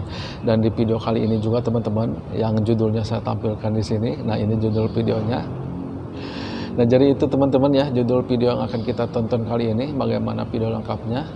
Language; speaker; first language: Indonesian; native; Indonesian